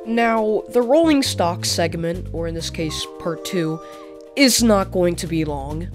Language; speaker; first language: English; native; English